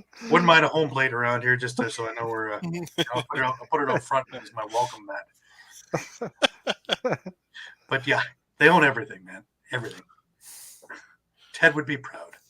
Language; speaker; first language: English; native; English